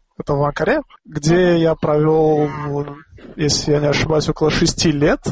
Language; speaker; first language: Russian; non-native, local second language; Tajik